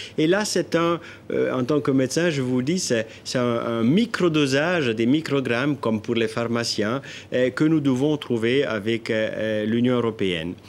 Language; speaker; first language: French; non-native, local second language; Italian